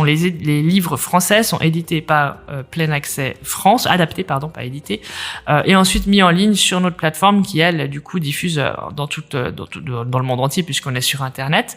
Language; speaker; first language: French; native; French